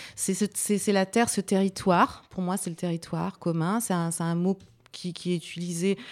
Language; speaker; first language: French; native; French